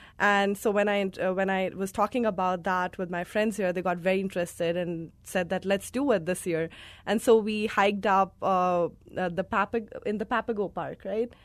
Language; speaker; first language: English; non-native, local second language; Hindi